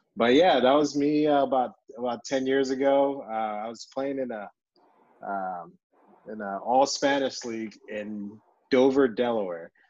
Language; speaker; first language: English; early bilingual, other home language; Yoruba